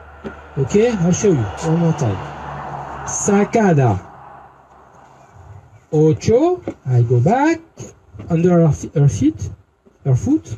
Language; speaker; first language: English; non-native, learner; French